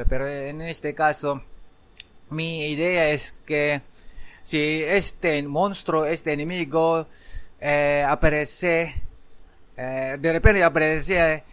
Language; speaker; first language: Spanish; non-native, learner; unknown